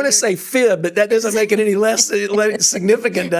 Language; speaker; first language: English; native; English